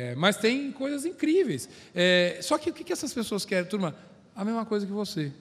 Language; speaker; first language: Portuguese; native; Portuguese